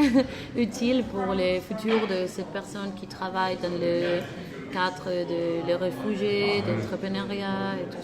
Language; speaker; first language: French; non-native, learner; Spanish